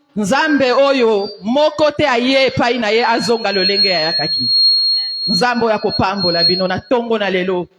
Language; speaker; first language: Lingala; native; Lingala